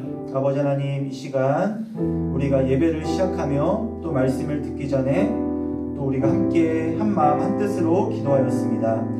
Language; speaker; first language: Korean; native; Korean